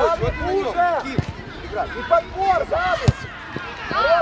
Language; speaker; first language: Russian; native; Russian